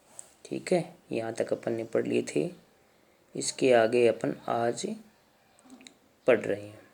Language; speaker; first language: Hindi; native; Hindi